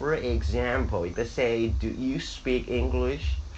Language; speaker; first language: English; non-native, fluent; Chinese